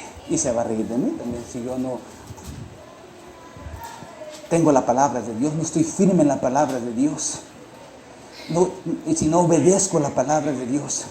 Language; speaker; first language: Spanish; native; Spanish